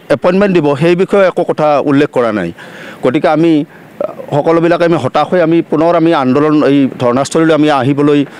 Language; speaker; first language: Assamese; native; Assamese